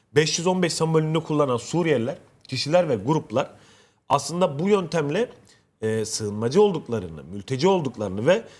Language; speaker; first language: Turkish; native; Turkish